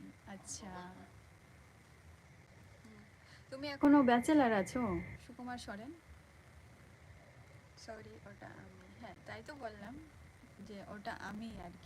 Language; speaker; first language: Bangla; non-native, local second language; Santali